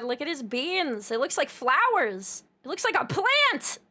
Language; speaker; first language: English; native; English